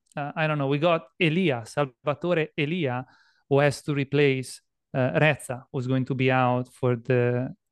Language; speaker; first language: English; non-native, fluent; Italian